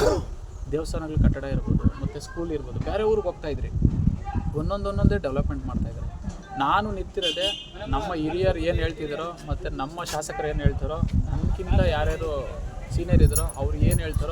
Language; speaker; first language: Kannada; native; Kannada